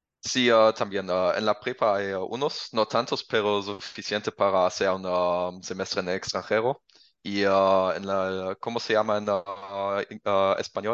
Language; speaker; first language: Spanish; non-native, learner; German